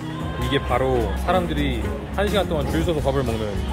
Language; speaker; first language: Korean; native; Korean